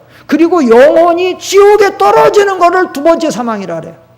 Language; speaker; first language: Korean; native; Korean